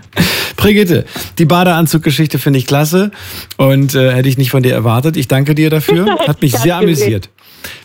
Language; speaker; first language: German; native; German